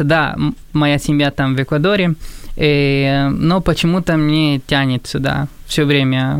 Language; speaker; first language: Russian; non-native, fluent; Spanish